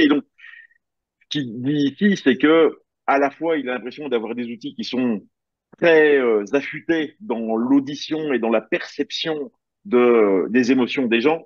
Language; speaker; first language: French; native; French